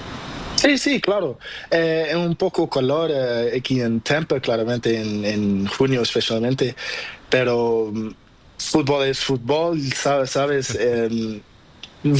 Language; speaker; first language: Spanish; non-native, learner; Portuguese